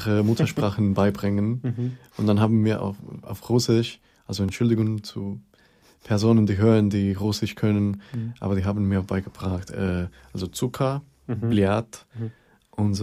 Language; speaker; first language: German; non-native, fluent; Spanish